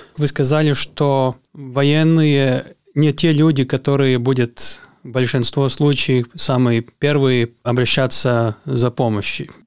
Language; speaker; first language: Russian; non-native, local second language; Latvian